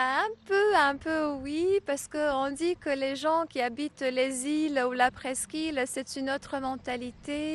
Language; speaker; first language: French; non-native, fluent; Croatian